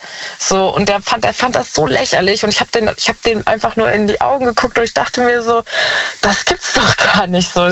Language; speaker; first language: German; native; German